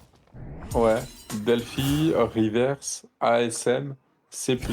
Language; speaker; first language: French; native; French